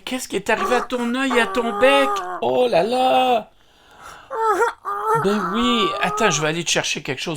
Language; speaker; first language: French; native; French